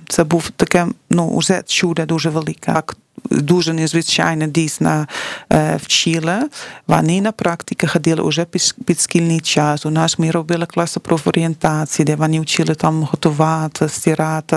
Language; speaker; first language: Ukrainian; non-native, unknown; Dutch